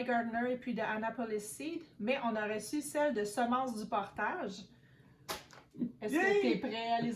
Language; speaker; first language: French; native; French